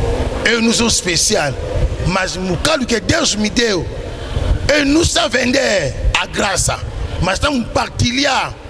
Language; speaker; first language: Portuguese; non-native, learner; Lingala